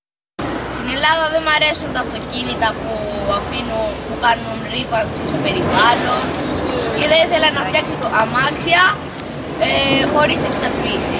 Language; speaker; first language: Greek; early bilingual, other home language; Albanian